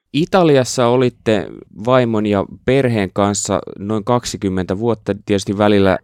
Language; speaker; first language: Finnish; native; Finnish